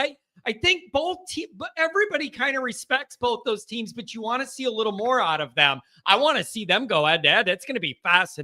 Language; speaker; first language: English; native; English